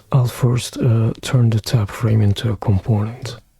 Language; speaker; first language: English; non-native, fluent; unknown